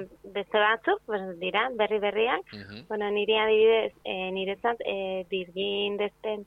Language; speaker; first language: Basque; non-native, fluent; Spanish